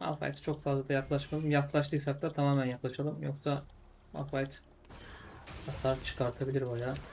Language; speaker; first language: Turkish; native; Turkish